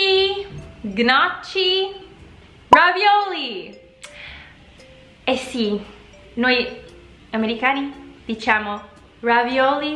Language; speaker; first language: Italian; non-native, fluent; English